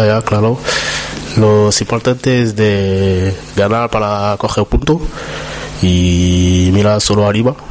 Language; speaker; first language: Spanish; non-native, learner; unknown